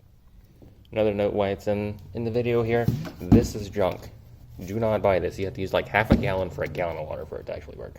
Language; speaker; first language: English; native; English